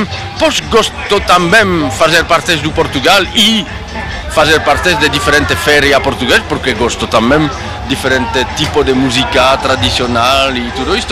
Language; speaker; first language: Portuguese; non-native, learner; French